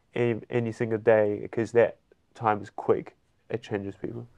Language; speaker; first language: English; non-native, fluent; Chinese